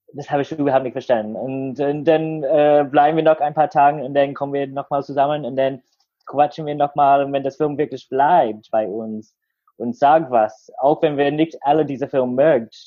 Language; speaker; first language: German; non-native, learner; English